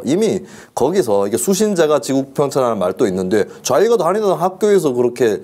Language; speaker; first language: Korean; native; Korean